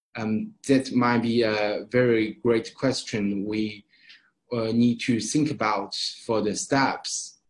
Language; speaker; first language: English; non-native, fluent; Chinese